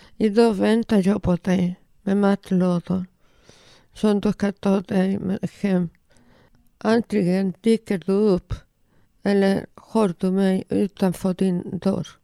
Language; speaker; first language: Swedish; non-native, fluent; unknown